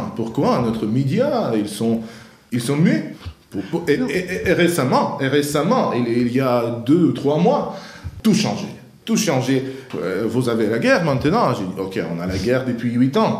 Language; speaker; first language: French; non-native, fluent; Ukrainian